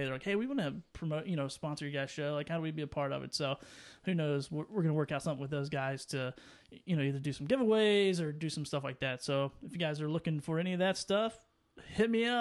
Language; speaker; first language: English; native; English